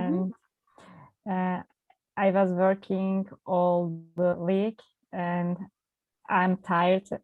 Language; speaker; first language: English; non-native, learner; Turkish